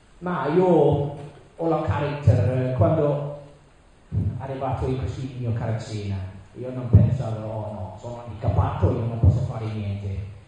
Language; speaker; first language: Italian; non-native, learner; English